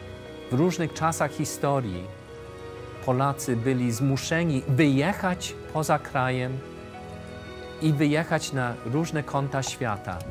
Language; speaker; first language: Polish; early bilingual, heritage; English